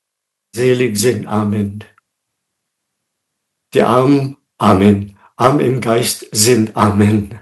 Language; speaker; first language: German; non-native, fluent; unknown